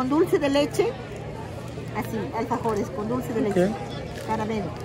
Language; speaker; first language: Spanish; native; Spanish